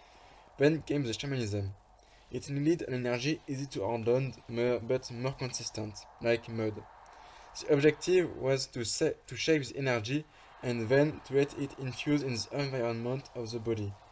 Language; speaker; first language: English; non-native, fluent; French